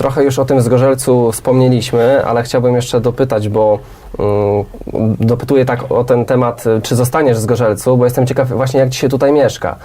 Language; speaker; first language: Polish; native; Polish